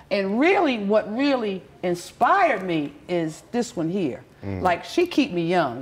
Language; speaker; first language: English; native; English